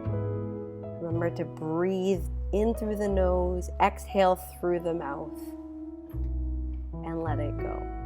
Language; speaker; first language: English; native; English